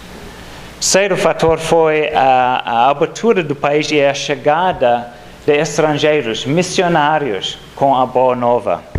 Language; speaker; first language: Portuguese; non-native, fluent; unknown